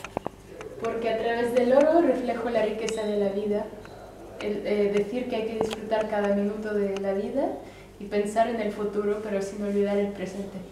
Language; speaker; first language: Spanish; early bilingual, other home language; Russian